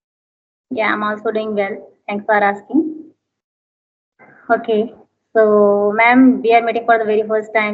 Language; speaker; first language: English; non-native, learner; Hindi